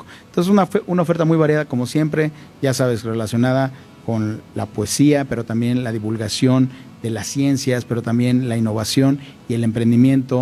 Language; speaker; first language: Spanish; native; Spanish